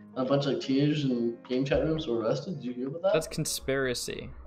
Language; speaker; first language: English; native; English